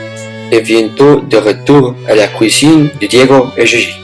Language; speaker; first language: French; non-native, learner; Spanish